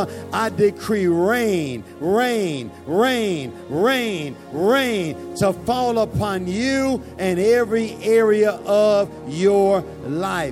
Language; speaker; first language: English; native; English